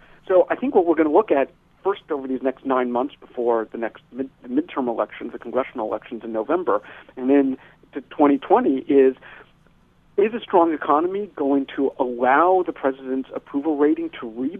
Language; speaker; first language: English; native; English